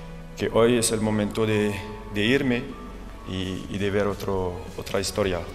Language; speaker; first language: Spanish; non-native, fluent; French